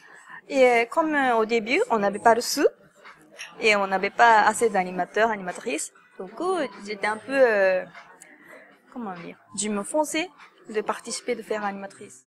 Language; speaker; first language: French; non-native, fluent; Japanese